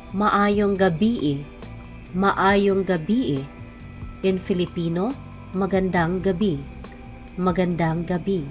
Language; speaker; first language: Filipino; non-native, local second language; Cebuano